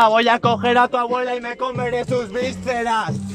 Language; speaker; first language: Spanish; native; Spanish